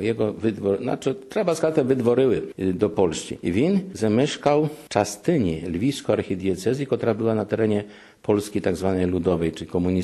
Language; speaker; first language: Ukrainian; non-native, fluent; Polish